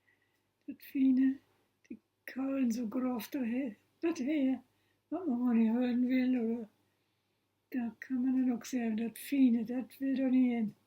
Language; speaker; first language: German; non-native, local second language; Low German